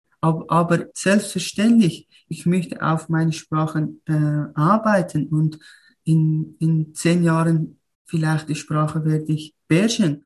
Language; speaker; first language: German; non-native, learner; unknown